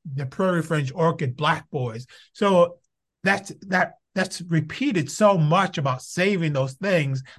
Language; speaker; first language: English; native; English